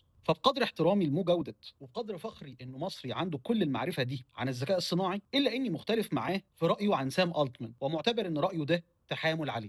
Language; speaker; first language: Arabic; native; Arabic